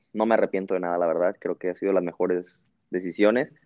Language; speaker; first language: Spanish; native; Spanish